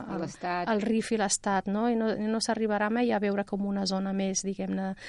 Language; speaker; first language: Catalan; non-native, fluent; Riffian